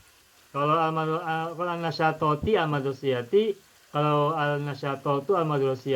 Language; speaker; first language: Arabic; non-native, fluent; Indonesian